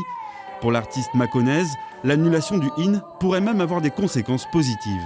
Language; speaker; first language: French; native; French